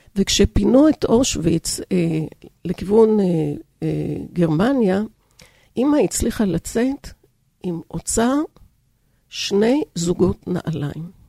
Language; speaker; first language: Hebrew; early bilingual, other home language; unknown